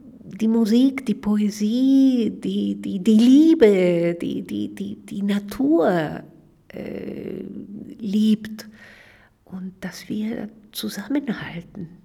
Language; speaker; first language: German; non-native, fluent; Spanish